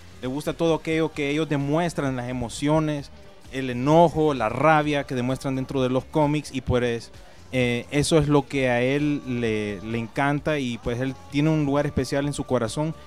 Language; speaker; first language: Spanish; native; Spanish